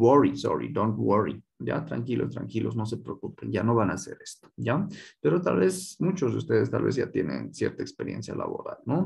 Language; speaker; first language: Spanish; native; Spanish